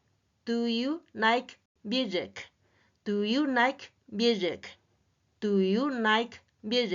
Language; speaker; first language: English; non-native, learner; Chinese